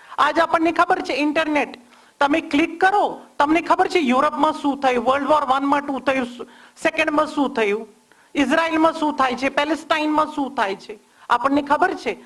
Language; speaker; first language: Gujarati; non-native, local second language; Kashmiri